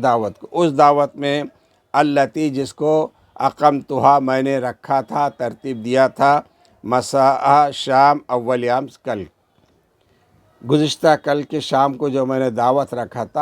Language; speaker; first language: Urdu; native; Urdu